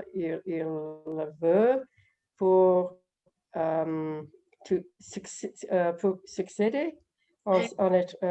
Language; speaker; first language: French; non-native, learner; English